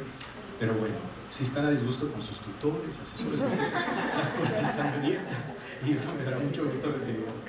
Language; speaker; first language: Spanish; native; Spanish